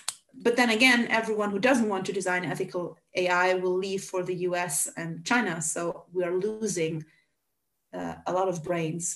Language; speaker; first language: English; non-native, fluent; Hungarian